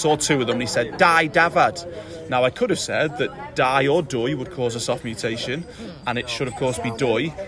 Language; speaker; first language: English; native; English